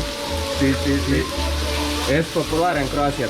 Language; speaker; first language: Spanish; non-native, learner; Croatian